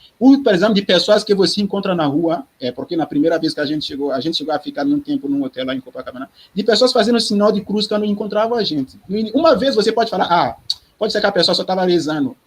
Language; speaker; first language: Portuguese; non-native, fluent; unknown